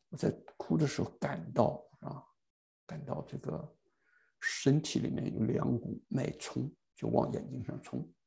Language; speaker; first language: Chinese; native; Chinese